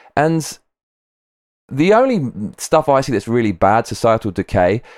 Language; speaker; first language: English; native; English